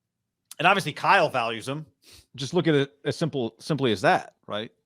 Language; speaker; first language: English; native; English